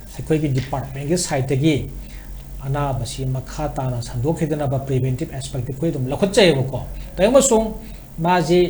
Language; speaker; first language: Manipuri; native; Manipuri